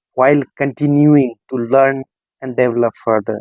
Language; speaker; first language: English; non-native, local second language; Nepali